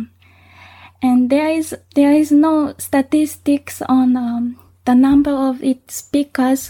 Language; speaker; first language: English; non-native, fluent; Japanese